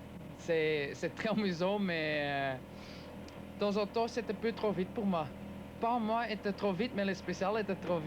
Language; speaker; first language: French; non-native, local second language; Dutch